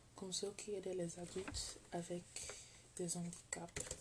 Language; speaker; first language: French; non-native, learner; English